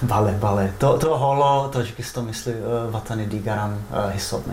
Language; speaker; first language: Persian; non-native, fluent; Czech